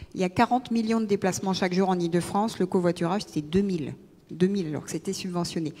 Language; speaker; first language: French; native; French